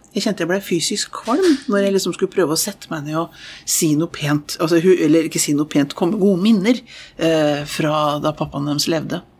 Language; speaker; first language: Norwegian; native; Norwegian